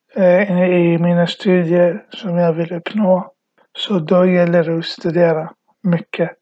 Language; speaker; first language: Swedish; early bilingual, other home language; Arabic